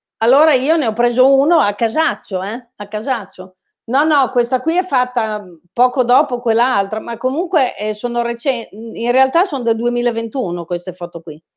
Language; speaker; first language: Italian; native; Italian